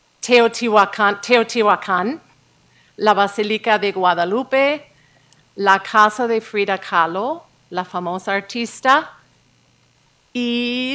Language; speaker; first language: Spanish; non-native, fluent; English